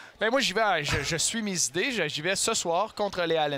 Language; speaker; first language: French; native; French